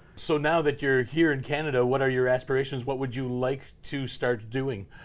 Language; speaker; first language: English; non-native, fluent; Pashto